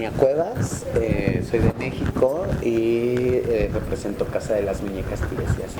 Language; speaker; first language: Spanish; native; Spanish